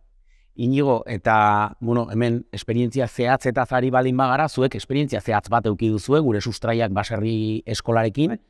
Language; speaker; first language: Basque; native; Basque